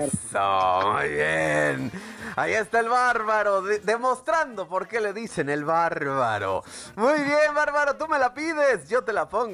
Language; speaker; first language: Spanish; native; Spanish